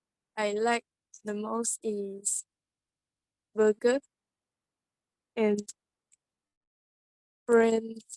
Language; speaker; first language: English; non-native, learner; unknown